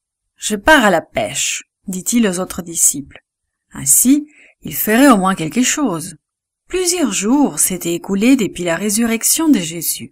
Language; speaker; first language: French; native; French